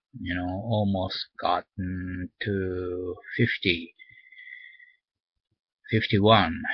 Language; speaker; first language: English; non-native, learner; Japanese